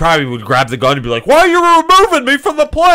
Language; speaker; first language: English; native; English